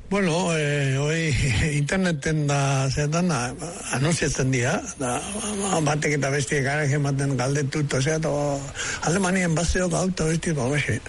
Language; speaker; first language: Basque; native; Basque